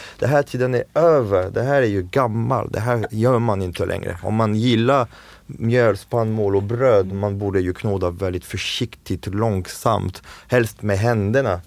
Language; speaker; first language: Swedish; non-native, fluent; French